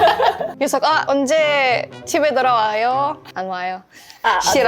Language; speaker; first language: Korean; non-native, learner; Indonesian